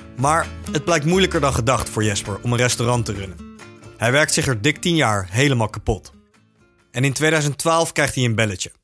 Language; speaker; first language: Dutch; native; Dutch